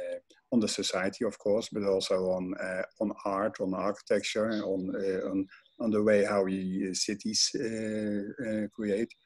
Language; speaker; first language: English; non-native, fluent; Dutch